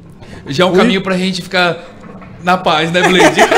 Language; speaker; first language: Portuguese; native; Portuguese